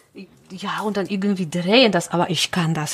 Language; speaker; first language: German; non-native, learner; Polish